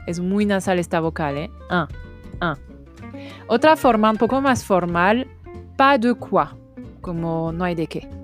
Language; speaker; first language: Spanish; non-native, fluent; French